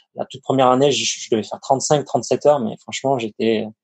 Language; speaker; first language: French; native; French